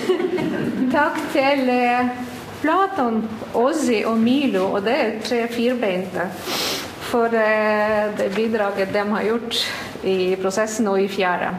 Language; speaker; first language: Norwegian; non-native, fluent; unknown